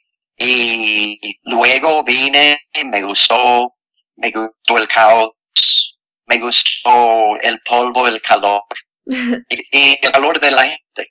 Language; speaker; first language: Spanish; non-native, fluent; English